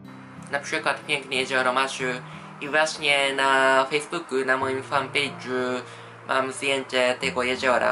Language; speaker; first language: Polish; non-native, fluent; Japanese